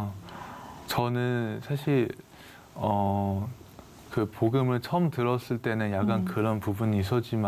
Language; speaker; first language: Korean; non-native, fluent; Chinese